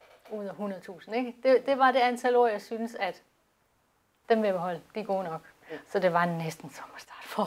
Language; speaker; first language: Danish; native; Danish